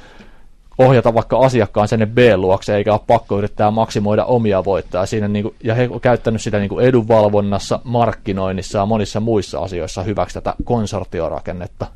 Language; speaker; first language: Finnish; native; Finnish